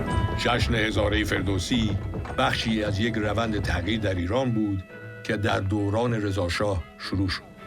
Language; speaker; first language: Persian; native; Persian